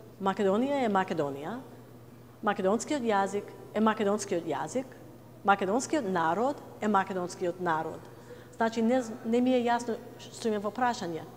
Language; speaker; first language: Macedonian; non-native, fluent; English